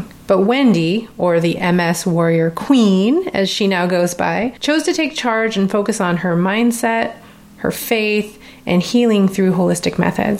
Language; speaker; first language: English; native; English